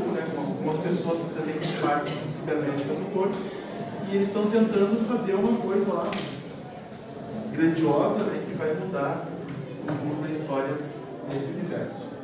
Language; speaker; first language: Portuguese; native; Portuguese